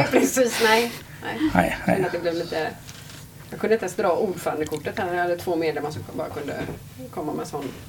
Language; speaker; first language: Swedish; native; Swedish